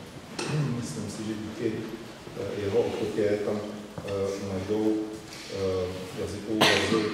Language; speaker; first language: Czech; native; Czech